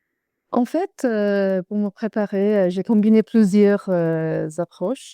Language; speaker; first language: French; non-native, fluent; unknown